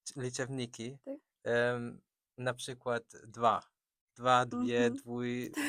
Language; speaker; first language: Polish; non-native, fluent; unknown